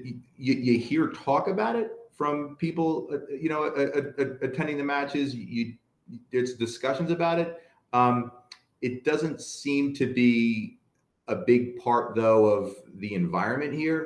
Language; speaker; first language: English; native; English